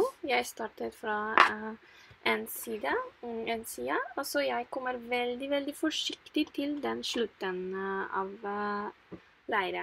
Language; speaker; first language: Norwegian; non-native, fluent; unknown